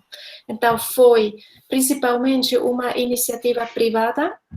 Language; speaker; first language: Portuguese; non-native, fluent; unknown